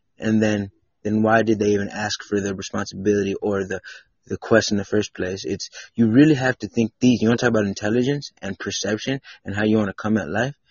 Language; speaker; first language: English; native; English